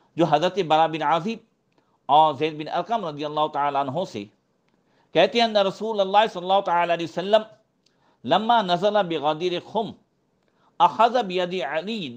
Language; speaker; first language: Hindi; native; Hindi